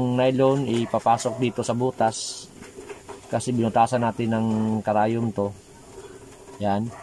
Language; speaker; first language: Filipino; non-native, local second language; Cebuano